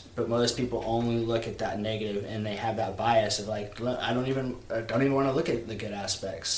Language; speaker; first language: English; native; English